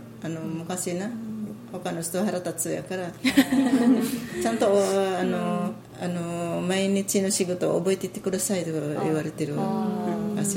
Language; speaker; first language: Japanese; non-native, learner; Filipino